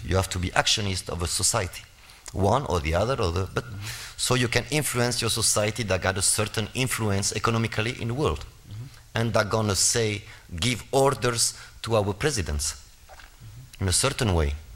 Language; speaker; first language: English; non-native, fluent; Spanish